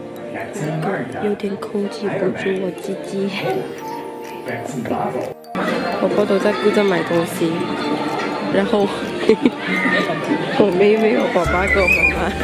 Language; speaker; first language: Chinese; early bilingual, heritage; Cantonese